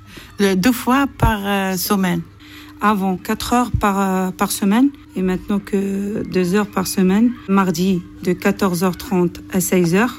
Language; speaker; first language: French; non-native, learner; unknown